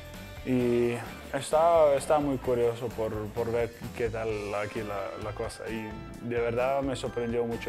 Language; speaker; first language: Spanish; non-native, fluent; Bulgarian